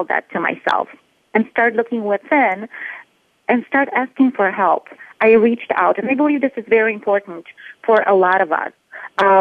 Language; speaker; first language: English; non-native, fluent; Polish